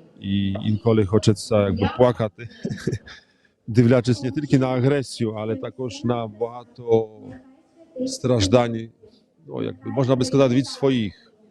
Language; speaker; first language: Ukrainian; non-native, fluent; Polish